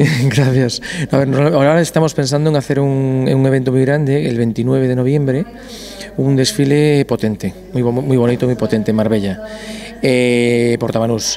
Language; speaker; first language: Spanish; native; Spanish